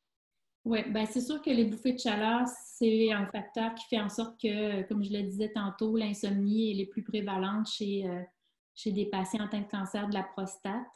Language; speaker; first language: French; native; French